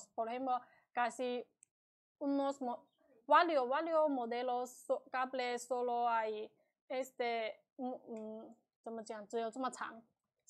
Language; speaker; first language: Spanish; non-native, learner; Chinese